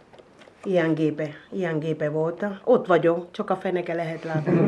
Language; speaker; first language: Hungarian; non-native, learner; Spanish